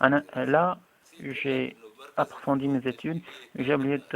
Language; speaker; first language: French; non-native, fluent; Arabic